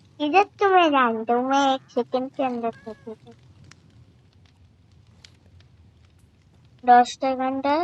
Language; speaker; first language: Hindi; non-native, local second language; Bangla